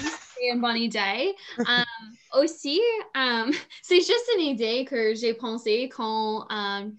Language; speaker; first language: French; non-native, learner; English